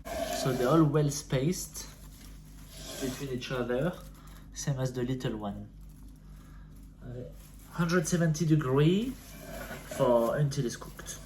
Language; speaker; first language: English; non-native, fluent; French